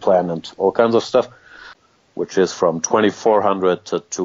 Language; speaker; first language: English; non-native, fluent; German